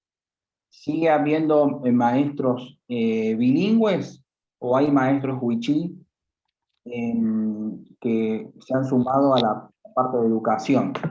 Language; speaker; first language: Spanish; native; Spanish